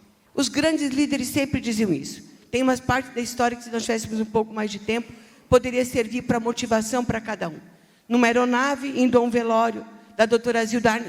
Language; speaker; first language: Portuguese; native; Portuguese